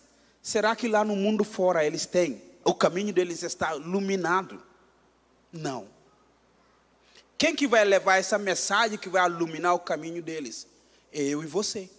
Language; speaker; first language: Portuguese; non-native, fluent; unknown